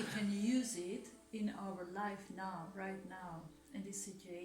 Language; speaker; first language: English; non-native, learner; Hungarian